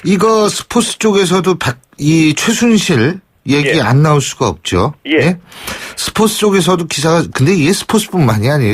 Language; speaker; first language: Korean; native; Korean